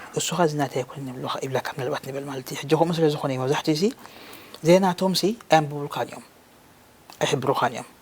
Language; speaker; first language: Tigrinya; non-native, local second language; Afar